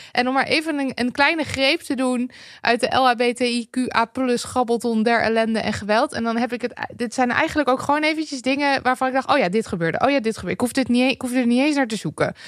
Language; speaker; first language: Dutch; native; Dutch